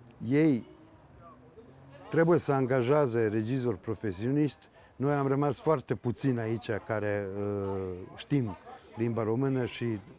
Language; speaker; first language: Romanian; early bilingual, heritage; Serbian